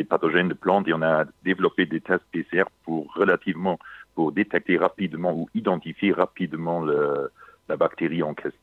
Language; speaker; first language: French; non-native, local second language; Luxembourgish